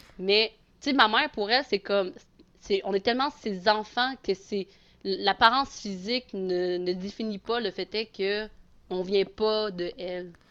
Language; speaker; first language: French; native; French